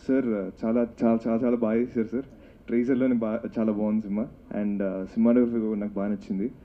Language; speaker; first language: Telugu; native; Telugu